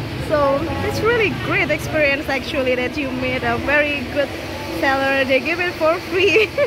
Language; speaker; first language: English; non-native, fluent; Indonesian